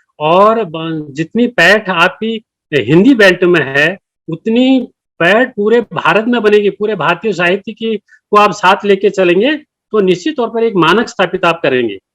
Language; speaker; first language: Hindi; non-native, local second language; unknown